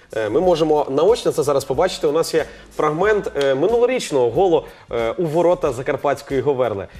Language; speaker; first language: Ukrainian; native; Ukrainian